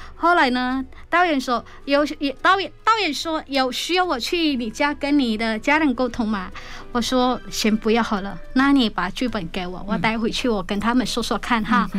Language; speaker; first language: Chinese; non-native, fluent; Hakka Chinese